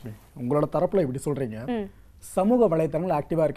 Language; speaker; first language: Tamil; native; Tamil